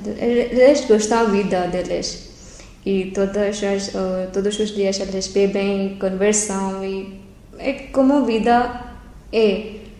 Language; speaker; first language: Portuguese; non-native, learner; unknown